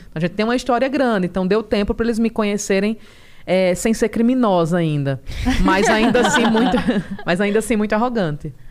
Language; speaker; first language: Portuguese; native; Portuguese